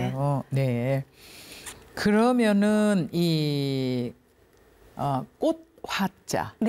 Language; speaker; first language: Korean; native; Korean